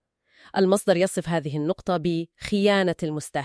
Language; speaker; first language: Arabic; native; Arabic